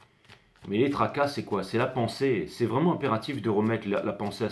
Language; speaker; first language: French; native; French